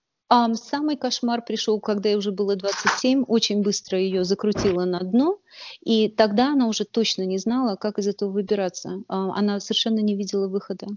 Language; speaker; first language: Russian; native; Russian